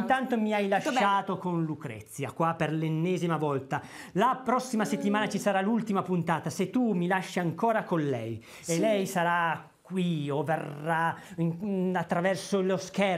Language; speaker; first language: Italian; native; Italian